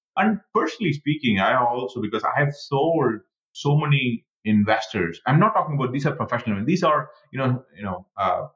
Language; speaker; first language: English; non-native, local second language; Tamil